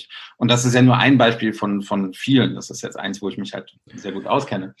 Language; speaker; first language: German; native; German